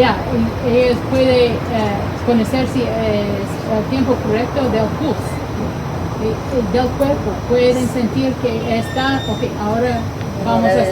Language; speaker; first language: Spanish; non-native, learner; English